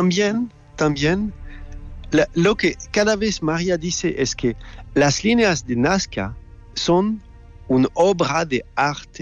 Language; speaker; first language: Spanish; non-native, fluent; French